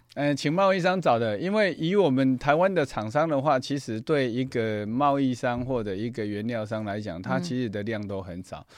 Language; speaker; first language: Chinese; native; Chinese